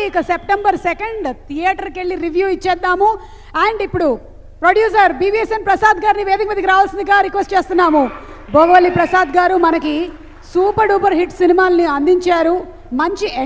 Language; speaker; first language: Telugu; native; Telugu